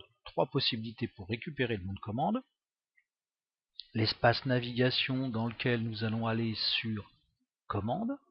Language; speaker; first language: French; native; French